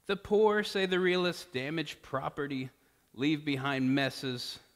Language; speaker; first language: English; native; English